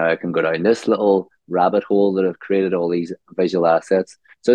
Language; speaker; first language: English; native; English